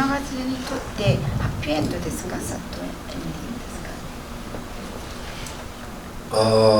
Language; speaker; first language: Japanese; non-native, fluent; Korean